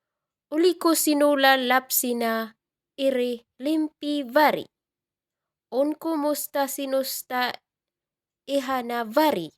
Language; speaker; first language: Finnish; non-native, learner; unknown